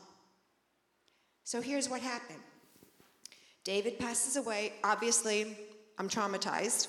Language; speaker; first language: English; native; English